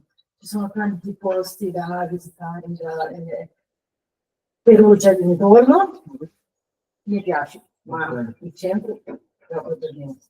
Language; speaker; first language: Italian; non-native, fluent; Portuguese